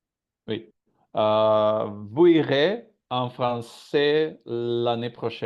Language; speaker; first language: French; non-native, learner; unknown